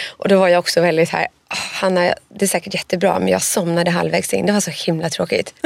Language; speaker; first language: Swedish; native; Swedish